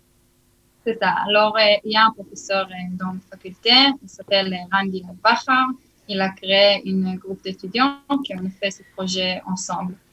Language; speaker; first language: French; early bilingual, heritage; Hebrew